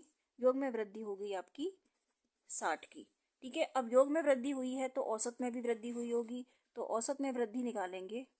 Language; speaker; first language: Hindi; native; Hindi